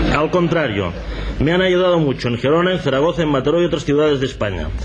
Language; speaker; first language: Spanish; non-native, local second language; Catalan